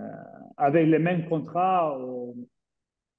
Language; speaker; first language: French; non-native, fluent; Spanish